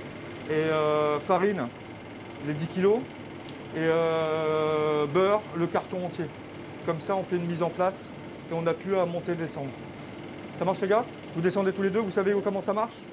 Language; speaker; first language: French; native; French